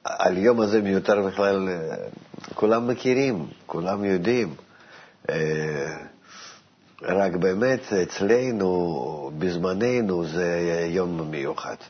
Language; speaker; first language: Hebrew; non-native, fluent; Russian